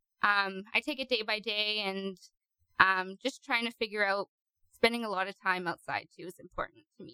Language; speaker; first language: English; native; English